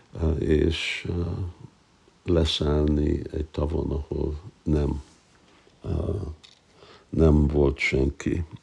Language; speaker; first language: Hungarian; non-native, fluent; English